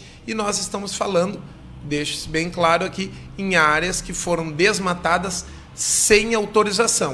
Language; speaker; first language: Portuguese; native; Portuguese